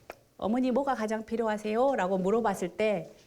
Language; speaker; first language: Korean; native; Korean